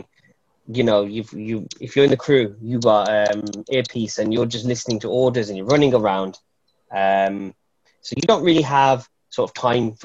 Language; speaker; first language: English; native; English